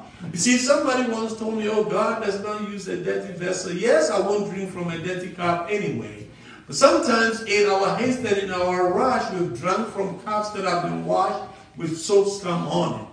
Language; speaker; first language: English; non-native, local second language; Akan